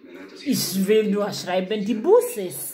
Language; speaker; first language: German; non-native, local second language; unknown